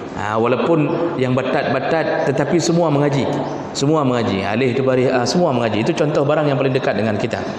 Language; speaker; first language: Malay; native; Malay